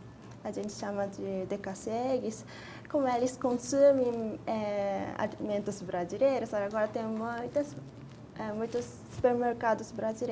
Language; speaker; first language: Portuguese; non-native, fluent; Japanese